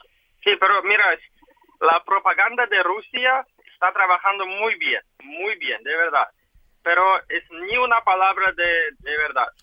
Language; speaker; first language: Spanish; non-native, learner; Ukrainian